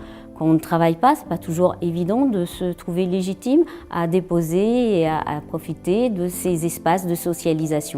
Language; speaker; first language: French; native; French